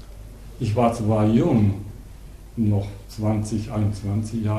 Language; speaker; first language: German; non-native, learner; Japanese